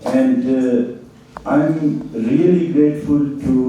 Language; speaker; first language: English; non-native, local second language; Urdu